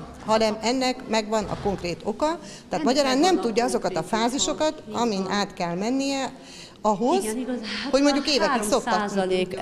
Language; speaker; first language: Hungarian; native; Hungarian